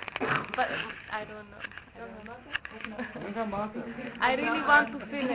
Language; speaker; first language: English; non-native, fluent; Dutch